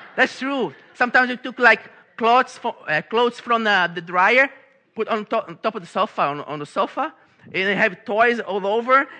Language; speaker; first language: English; non-native, fluent; Portuguese